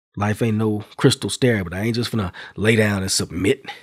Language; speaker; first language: English; native; English